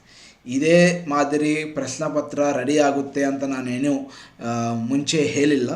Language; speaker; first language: Kannada; non-native, fluent; Telugu